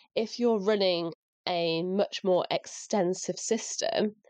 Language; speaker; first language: English; native; English